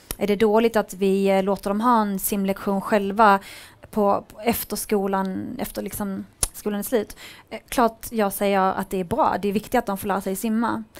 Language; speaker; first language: Swedish; early bilingual, other home language; Arabic